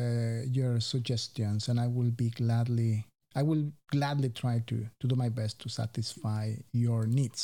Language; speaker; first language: English; non-native, fluent; Spanish